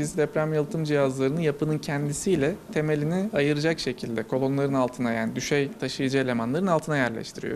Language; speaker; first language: Turkish; native; Turkish